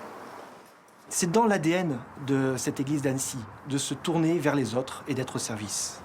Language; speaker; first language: French; native; French